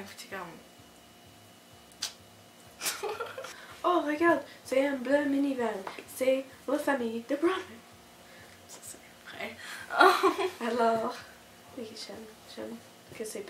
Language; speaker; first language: French; non-native, local second language; English